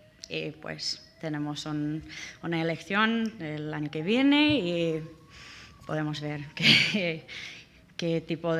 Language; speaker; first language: Spanish; non-native, learner; English